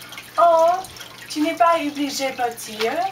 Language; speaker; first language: French; non-native, learner; English